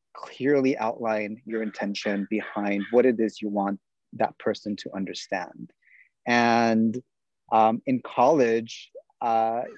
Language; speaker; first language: English; native; English